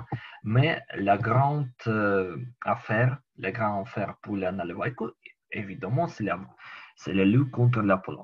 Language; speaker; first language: French; non-native, learner; Ukrainian